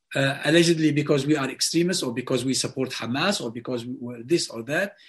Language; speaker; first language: English; non-native, fluent; Arabic